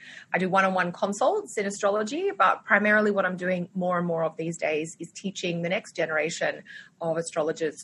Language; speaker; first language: English; native; English